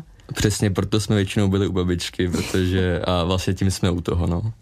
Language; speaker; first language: Czech; native; Czech